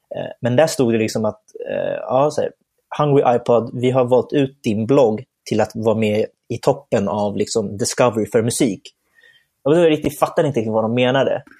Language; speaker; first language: Swedish; early bilingual, other home language; Bangla